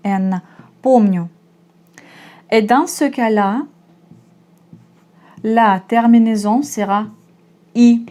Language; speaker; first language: French; non-native, fluent; Russian